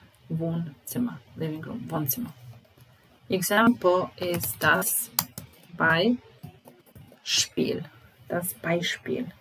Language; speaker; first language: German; non-native, fluent; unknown